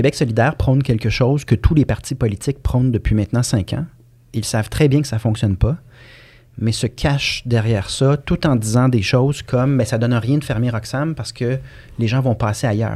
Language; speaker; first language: French; native; French